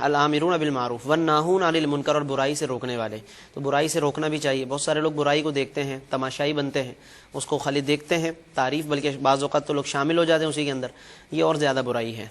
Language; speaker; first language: Urdu; native; Urdu